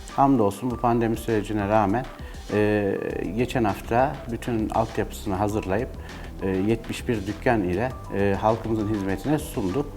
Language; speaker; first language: Turkish; native; Turkish